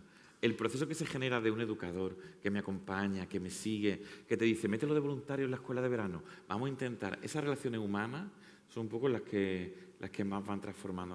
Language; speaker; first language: Spanish; native; Spanish